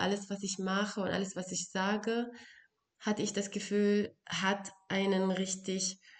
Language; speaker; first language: German; non-native, fluent; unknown